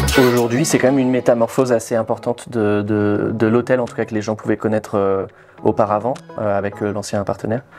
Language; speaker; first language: French; native; French